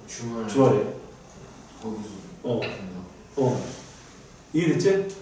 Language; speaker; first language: Korean; native; Korean